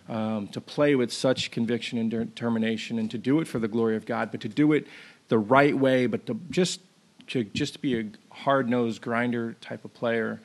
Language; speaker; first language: English; native; English